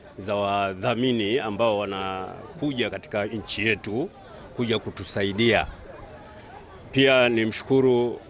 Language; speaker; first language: Swahili; native; Swahili